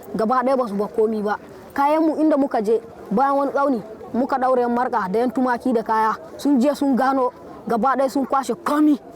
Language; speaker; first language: Hausa; non-native, local second language; Fula